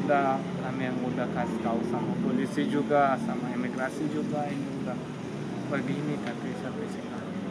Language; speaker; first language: Indonesian; non-native, learner; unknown